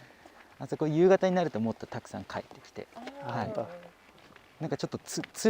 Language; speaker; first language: Japanese; native; Japanese